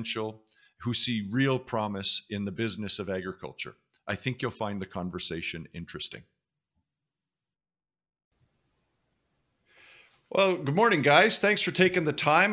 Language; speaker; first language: English; native; English